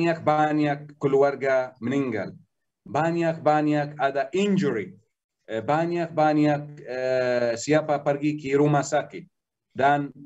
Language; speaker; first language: Indonesian; non-native, learner; Arabic